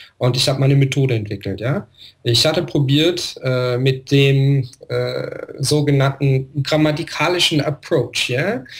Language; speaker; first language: German; non-native, fluent; Italian